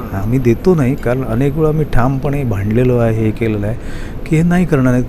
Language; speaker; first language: Marathi; native; Marathi